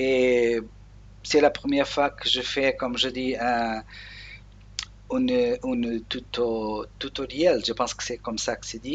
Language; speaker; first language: French; non-native, learner; Portuguese